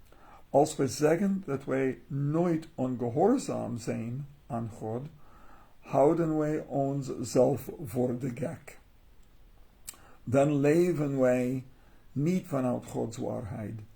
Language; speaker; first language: Dutch; non-native, learner; English